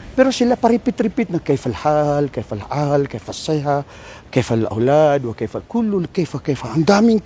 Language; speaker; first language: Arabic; non-native, learner; Maranao